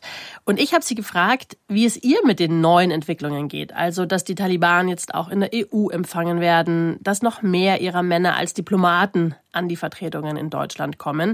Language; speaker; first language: German; native; German